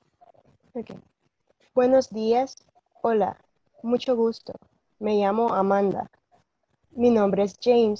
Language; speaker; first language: Spanish; non-native, learner; English